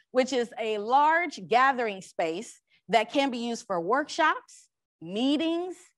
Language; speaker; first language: English; native; English